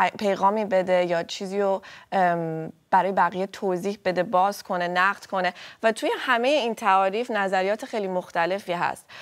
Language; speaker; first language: Persian; native; Persian